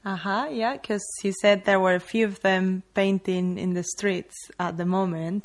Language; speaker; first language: English; non-native, fluent; Spanish